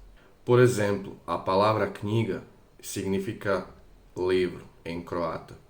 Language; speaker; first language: Portuguese; non-native, fluent; Croatian